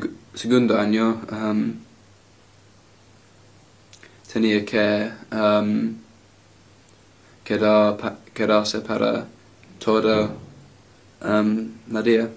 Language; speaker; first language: Spanish; non-native, learner; English